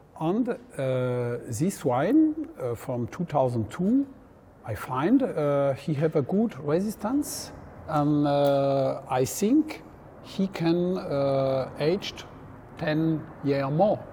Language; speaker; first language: English; non-native, learner; French